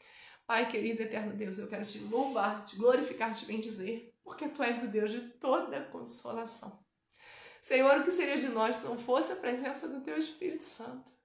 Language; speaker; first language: Portuguese; native; Portuguese